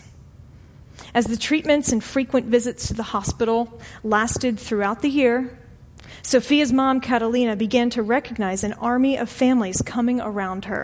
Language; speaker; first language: English; native; English